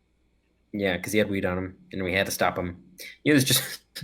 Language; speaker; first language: English; native; English